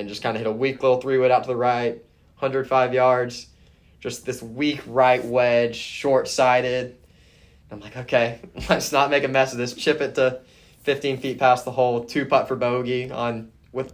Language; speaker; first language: English; native; English